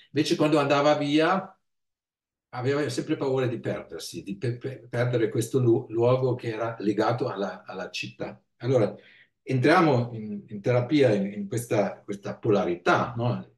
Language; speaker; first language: Italian; non-native, fluent; German